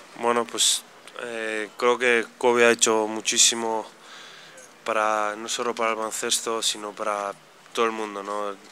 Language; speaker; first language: Spanish; non-native, fluent; Slovenian